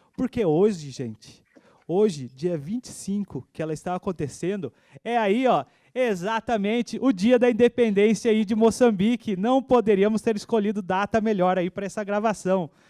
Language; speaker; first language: Portuguese; native; Portuguese